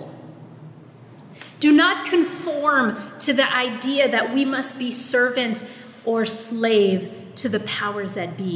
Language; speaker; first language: English; non-native, local second language; Filipino